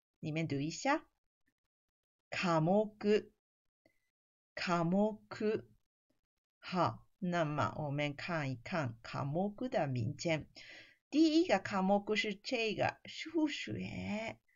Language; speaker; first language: Chinese; non-native, fluent; Japanese